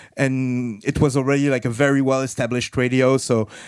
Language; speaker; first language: English; non-native, fluent; French